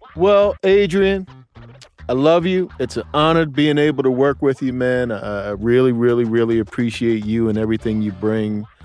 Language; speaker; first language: English; native; English